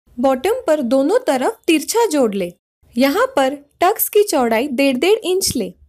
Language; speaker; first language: Hindi; non-native, local second language; Marathi